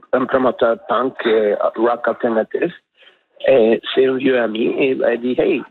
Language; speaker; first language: French; non-native, fluent; English